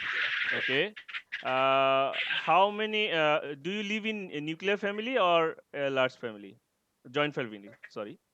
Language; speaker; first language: English; non-native, learner; Bangla